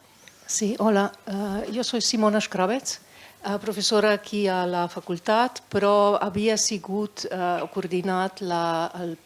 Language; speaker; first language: Catalan; non-native, fluent; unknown